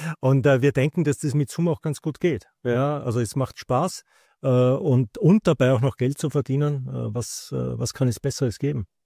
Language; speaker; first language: German; native; German